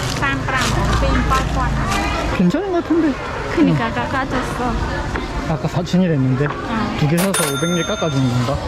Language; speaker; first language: Korean; native; Korean